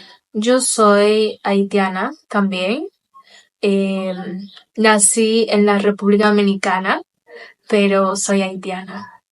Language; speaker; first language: Spanish; non-native, local second language; Haitian Creole